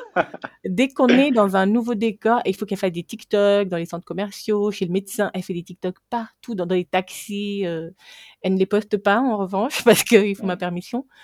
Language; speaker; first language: French; non-native, local second language; Fang